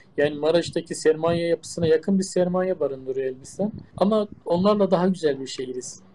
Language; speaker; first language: Turkish; native; Turkish